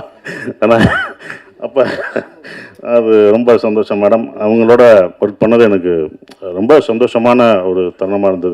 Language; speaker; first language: Tamil; native; Tamil